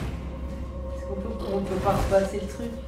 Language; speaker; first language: French; native; French